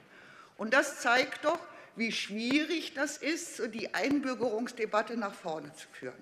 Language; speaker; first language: German; native; German